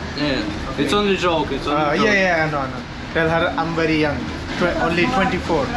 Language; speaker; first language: English; non-native, local second language; Hindi